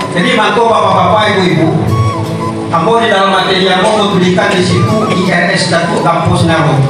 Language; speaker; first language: Indonesian; non-native, local second language; Minangkabau